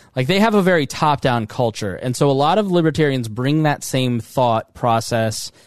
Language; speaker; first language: English; native; English